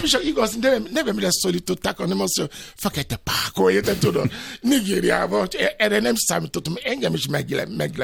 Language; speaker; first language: Hungarian; non-native, fluent; Yoruba